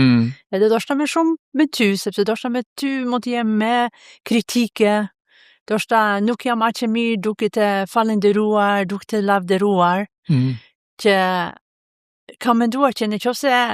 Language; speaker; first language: Albanian; non-native, fluent; Norwegian